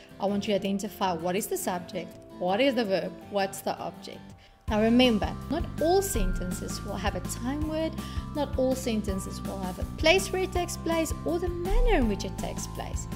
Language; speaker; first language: English; native; English